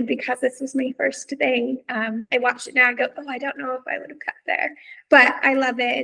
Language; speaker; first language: English; native; English